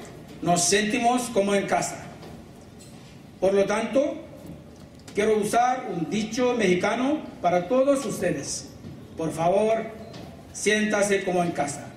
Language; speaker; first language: Spanish; non-native, learner; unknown